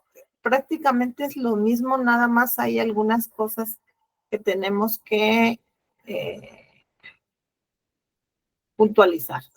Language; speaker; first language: Spanish; native; Spanish